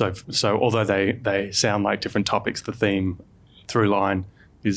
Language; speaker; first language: English; native; English